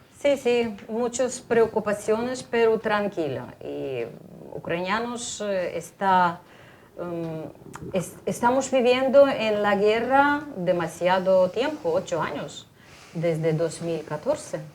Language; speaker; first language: Spanish; non-native, fluent; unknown